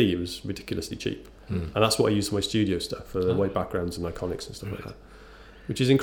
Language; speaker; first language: English; native; English